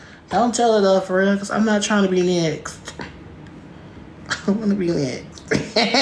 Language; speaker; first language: English; native; English